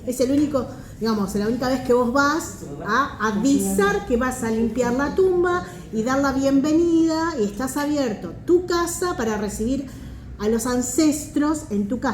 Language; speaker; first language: Spanish; native; Spanish